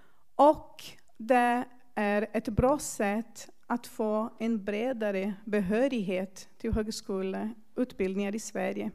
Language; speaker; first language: Swedish; non-native, fluent; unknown